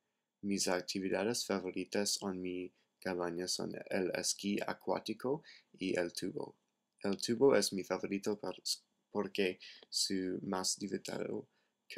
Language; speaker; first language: Spanish; non-native, learner; English